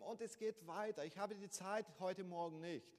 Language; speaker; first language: German; non-native, fluent; Portuguese